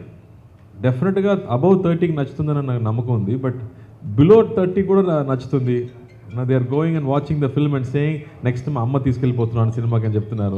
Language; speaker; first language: Telugu; non-native, fluent; Tamil